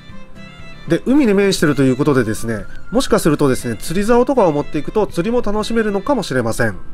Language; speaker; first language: Japanese; native; Japanese